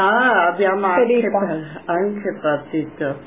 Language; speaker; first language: Italian; non-native, local second language; German